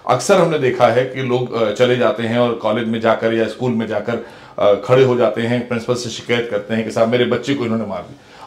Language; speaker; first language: Hindi; native; Hindi